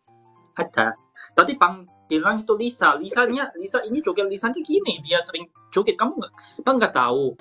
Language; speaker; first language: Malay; non-native, fluent; Korean